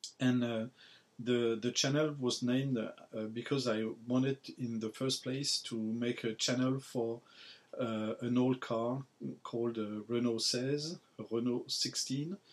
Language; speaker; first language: English; non-native, learner; French